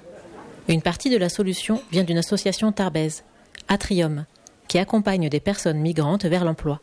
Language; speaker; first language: French; native; French